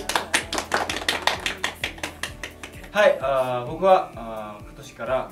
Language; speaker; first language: Japanese; non-native, learner; Korean